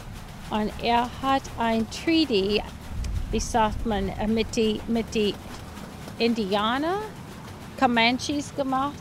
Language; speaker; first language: German; early bilingual, heritage; English